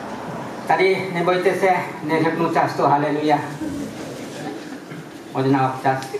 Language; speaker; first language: Czech; non-native, fluent; Ukrainian